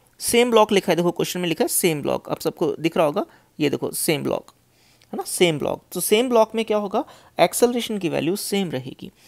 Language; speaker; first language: Hindi; native; Hindi